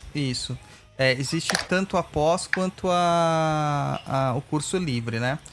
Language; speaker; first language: Portuguese; native; Portuguese